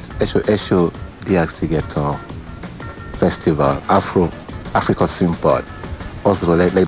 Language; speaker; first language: Hungarian; non-native, learner; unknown